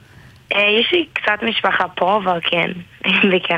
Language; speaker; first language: Hebrew; non-native, learner; English